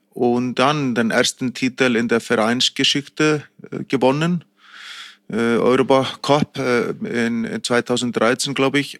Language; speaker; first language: German; non-native, fluent; Icelandic